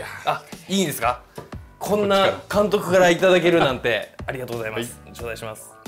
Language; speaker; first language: Japanese; native; Japanese